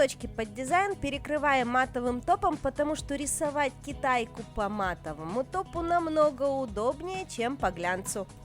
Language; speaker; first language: Russian; native; Russian